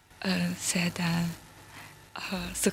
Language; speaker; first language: French; non-native, learner; Chinese